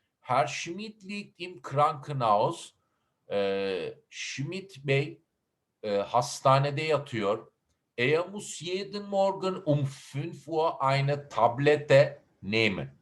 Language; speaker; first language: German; non-native, fluent; Turkish